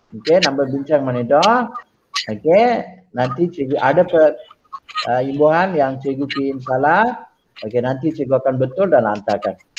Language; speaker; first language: Malay; non-native, local second language; Tamil